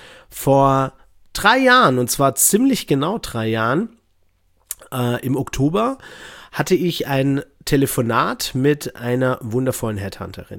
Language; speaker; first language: German; native; German